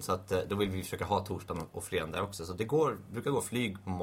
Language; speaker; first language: Swedish; native; Swedish